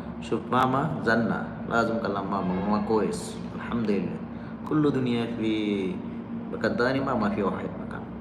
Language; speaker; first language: Arabic; non-native, learner; Bangla